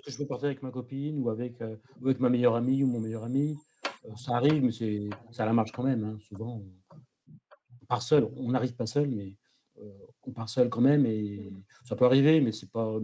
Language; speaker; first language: French; native; French